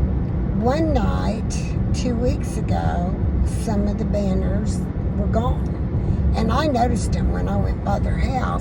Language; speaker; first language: English; native; English